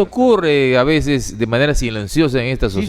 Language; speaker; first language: Spanish; native; Spanish